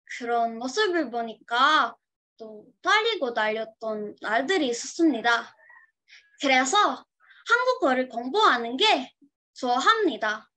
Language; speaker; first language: Korean; non-native, learner; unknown